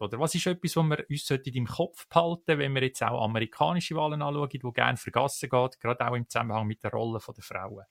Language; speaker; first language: German; native; German